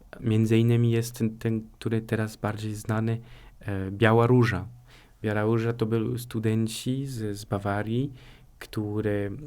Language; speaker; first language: Polish; non-native, fluent; French